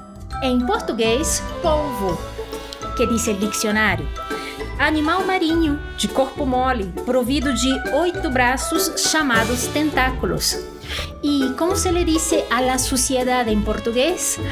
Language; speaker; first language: Portuguese; non-native, fluent; Spanish